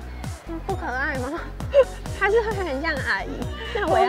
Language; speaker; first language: Chinese; native; Chinese